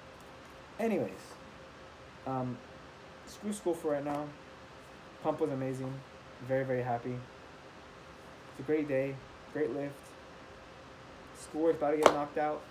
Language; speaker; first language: English; native; English